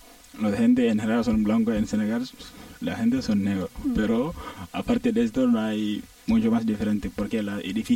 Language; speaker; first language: Spanish; non-native, learner; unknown